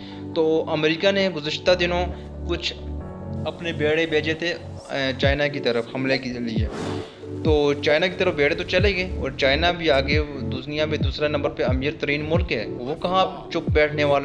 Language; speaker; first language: Hindi; non-native, local second language; Punjabi